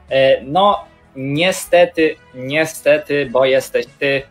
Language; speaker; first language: Polish; native; Polish